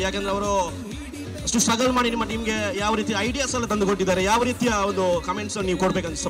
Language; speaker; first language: Kannada; native; Kannada